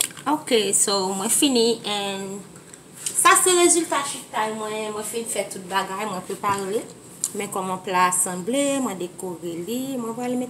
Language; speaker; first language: French; non-native, learner; Haitian Creole